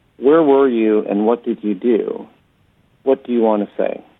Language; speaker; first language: English; native; English